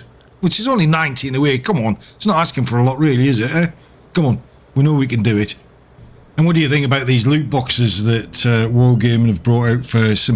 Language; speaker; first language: English; native; English